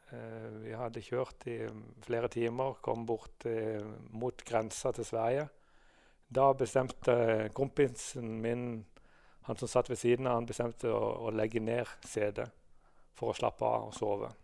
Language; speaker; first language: Norwegian; native; Norwegian